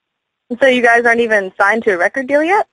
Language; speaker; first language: English; native; English